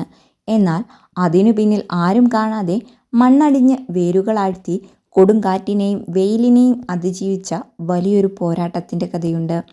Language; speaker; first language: Malayalam; native; Malayalam